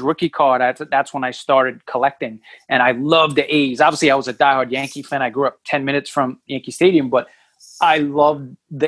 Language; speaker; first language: English; native; English